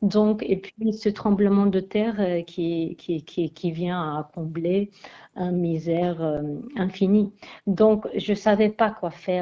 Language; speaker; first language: French; non-native, fluent; Armenian